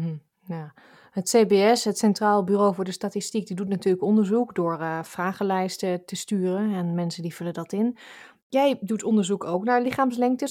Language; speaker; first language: Dutch; native; Dutch